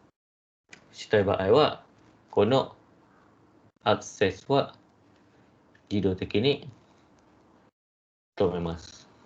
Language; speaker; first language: Japanese; non-native, fluent; Malay